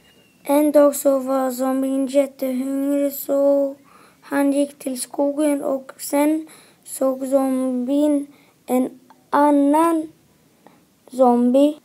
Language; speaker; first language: Swedish; non-native, local second language; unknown